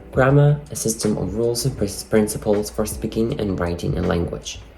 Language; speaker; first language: English; non-native, fluent; Ukrainian